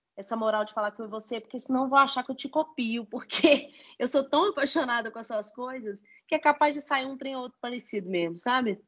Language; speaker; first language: Portuguese; native; Portuguese